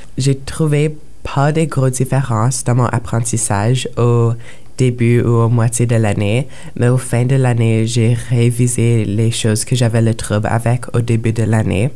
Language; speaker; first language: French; non-native, local second language; English